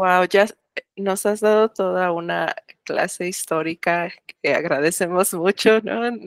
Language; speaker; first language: Spanish; native; Spanish